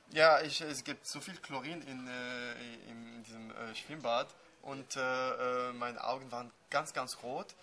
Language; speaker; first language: German; non-native, fluent; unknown